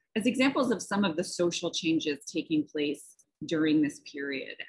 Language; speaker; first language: English; native; English